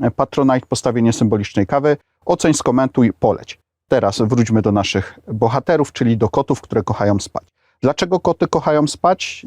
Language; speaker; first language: Polish; native; Polish